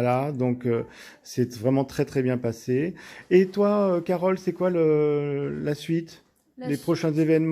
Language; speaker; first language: French; native; French